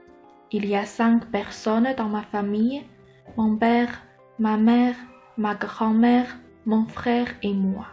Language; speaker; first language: French; non-native, learner; Chinese